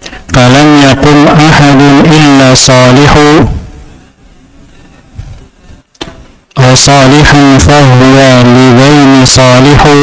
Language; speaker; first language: Arabic; non-native, fluent; Indonesian